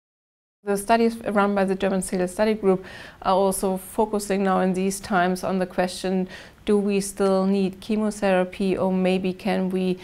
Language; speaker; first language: English; non-native, fluent; German